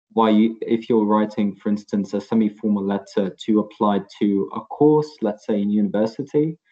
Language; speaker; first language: English; non-native, fluent; Lithuanian